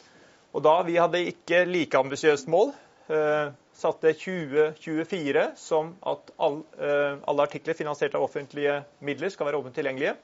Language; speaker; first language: Norwegian; native; Norwegian